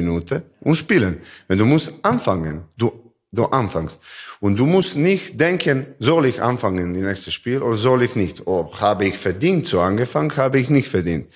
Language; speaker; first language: German; non-native, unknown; Serbian